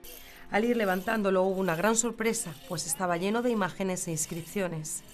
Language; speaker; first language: Spanish; native; Spanish